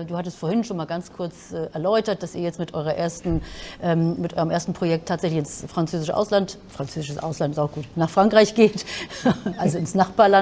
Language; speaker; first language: German; native; German